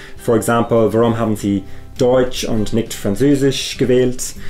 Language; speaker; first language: German; non-native, fluent; English